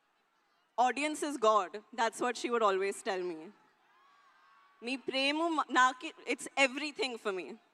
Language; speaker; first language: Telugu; non-native, learner; Hindi